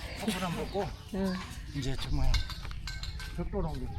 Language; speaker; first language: Korean; native; Korean